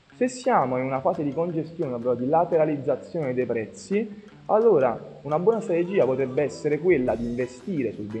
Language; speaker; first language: Italian; native; Italian